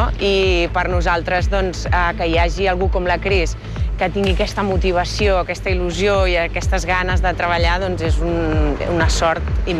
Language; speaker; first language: Catalan; native; Catalan